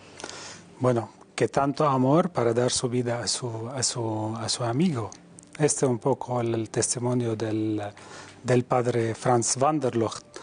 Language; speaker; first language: Spanish; non-native, fluent; Arabic